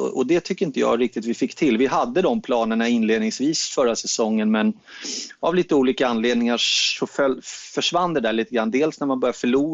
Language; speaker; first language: Swedish; native; Swedish